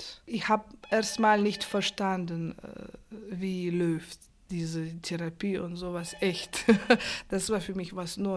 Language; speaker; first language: German; non-native, fluent; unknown